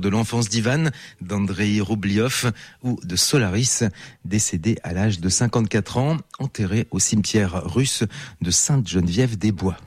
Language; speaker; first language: French; native; French